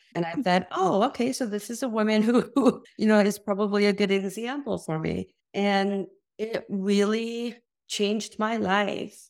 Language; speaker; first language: English; early bilingual, other home language; Korean